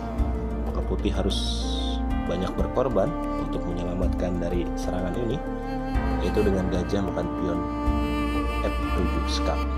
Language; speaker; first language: Indonesian; native; Indonesian